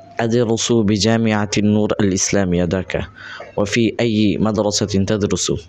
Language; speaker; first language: Arabic; non-native, learner; Bangla